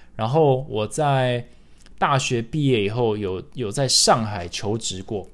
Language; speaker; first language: Chinese; early bilingual, other home language; English